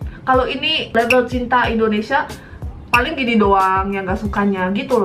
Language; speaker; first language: Indonesian; early bilingual, heritage; Korean